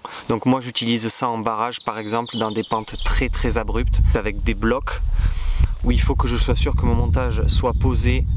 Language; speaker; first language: French; native; French